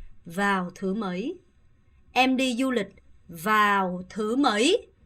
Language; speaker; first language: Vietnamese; non-native, fluent; Korean